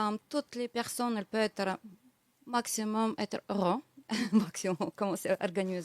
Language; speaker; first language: French; non-native, learner; Russian